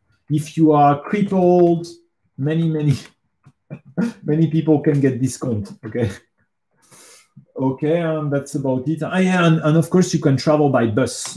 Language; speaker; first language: English; non-native, fluent; French